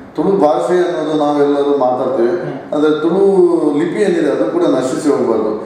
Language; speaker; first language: Kannada; non-native, local second language; Tulu